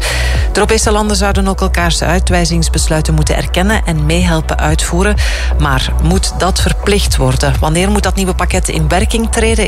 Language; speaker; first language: Dutch; native; Dutch